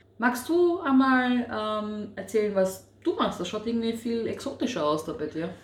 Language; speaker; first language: German; early bilingual, other home language; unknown